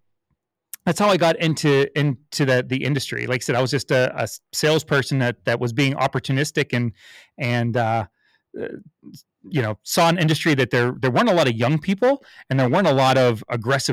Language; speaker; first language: English; native; English